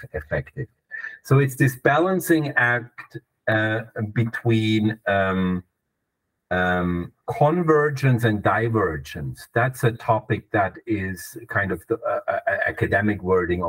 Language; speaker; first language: English; non-native, fluent; German